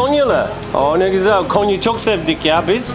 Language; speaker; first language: Turkish; non-native, learner; English